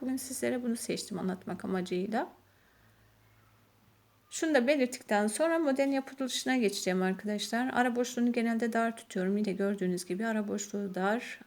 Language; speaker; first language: Turkish; native; Turkish